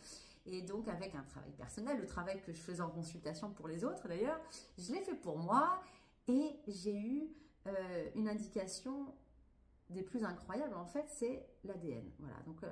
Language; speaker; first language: French; native; French